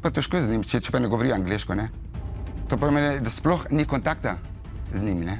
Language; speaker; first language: Slovenian; non-native, fluent; Kurdish